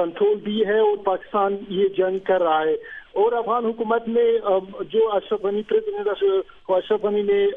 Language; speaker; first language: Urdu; non-native, fluent; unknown